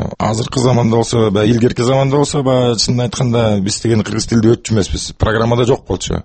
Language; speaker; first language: Kyrgyz; non-native, local second language; Russian